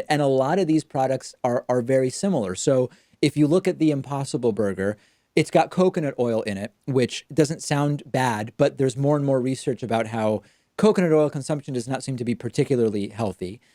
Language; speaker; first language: English; native; English